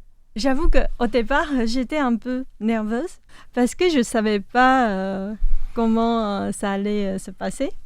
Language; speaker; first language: French; non-native, fluent; Chinese